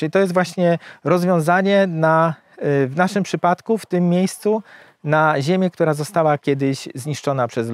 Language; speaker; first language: Polish; native; Polish